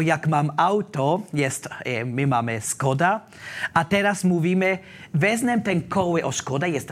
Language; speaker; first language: Polish; non-native, learner; German